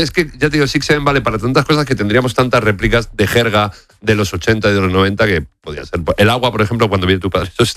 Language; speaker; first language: Spanish; native; Spanish